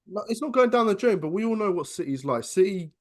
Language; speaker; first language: English; native; English